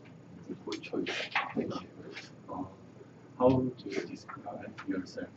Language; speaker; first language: English; non-native, learner; Korean